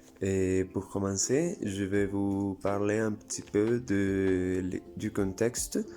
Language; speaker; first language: French; non-native, learner; Spanish